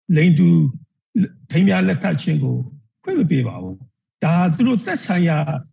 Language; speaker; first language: Burmese; non-native, local second language; Karen languages